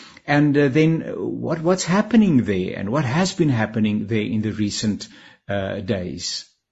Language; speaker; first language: English; non-native, local second language; Afrikaans